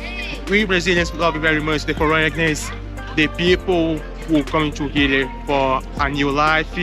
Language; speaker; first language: English; non-native, learner; Portuguese